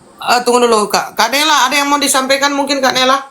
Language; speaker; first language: Indonesian; native; Indonesian